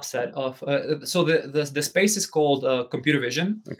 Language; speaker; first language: English; non-native, fluent; Czech